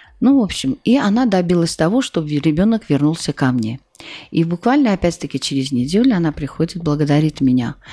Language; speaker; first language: Russian; non-native, local second language; Armenian